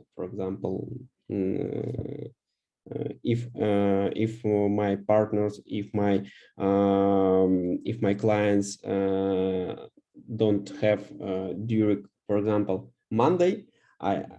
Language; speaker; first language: English; non-native, learner; Russian